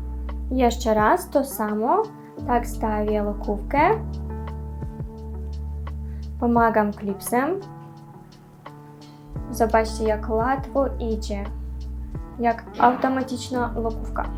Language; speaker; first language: Polish; non-native, learner; Russian